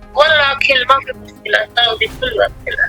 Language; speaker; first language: Arabic; non-native, learner; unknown